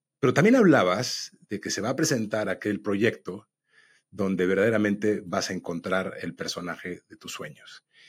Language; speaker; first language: Spanish; native; Spanish